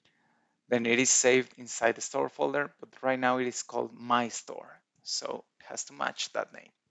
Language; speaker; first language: English; non-native, fluent; Spanish